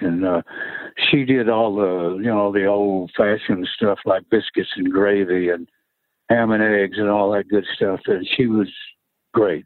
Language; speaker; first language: English; native; English